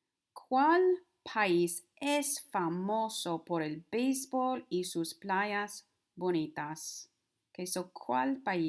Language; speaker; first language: Spanish; non-native, fluent; English